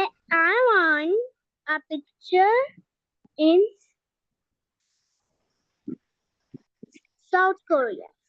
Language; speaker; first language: English; non-native, learner; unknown